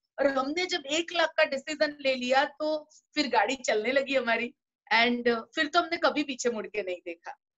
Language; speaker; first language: Hindi; non-native, local second language; Gujarati